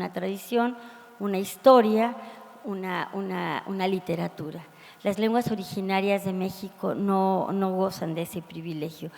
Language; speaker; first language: Spanish; native; Spanish